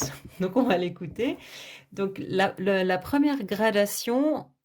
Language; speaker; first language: French; native; French